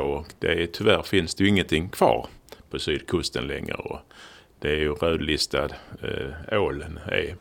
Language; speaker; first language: Swedish; native; Swedish